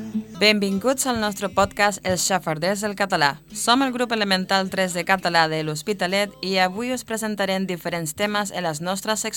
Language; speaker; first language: Catalan; non-native, learner; Spanish